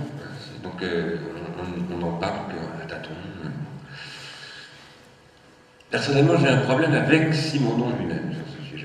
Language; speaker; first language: French; native; French